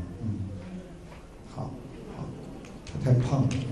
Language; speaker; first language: Chinese; native; Chinese